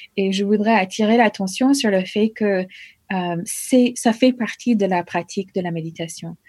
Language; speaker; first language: French; non-native, fluent; English